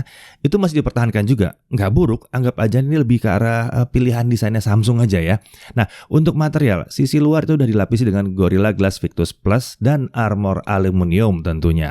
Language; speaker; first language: Indonesian; native; Indonesian